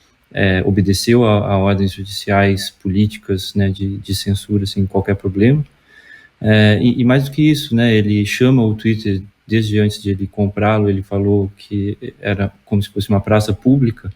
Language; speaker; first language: Portuguese; native; Portuguese